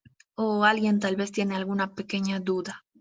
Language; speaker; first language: Spanish; native; Spanish